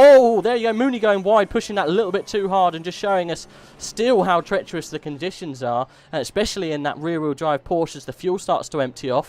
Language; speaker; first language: English; native; English